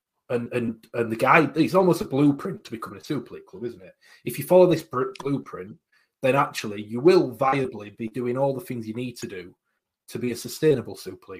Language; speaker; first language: English; native; English